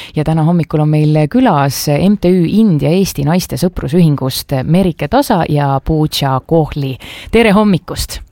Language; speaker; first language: Estonian; native; Estonian